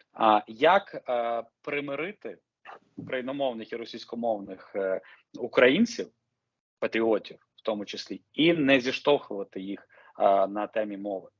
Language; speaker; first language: Ukrainian; native; Ukrainian